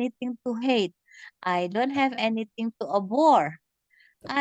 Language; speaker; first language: English; non-native, fluent; Indonesian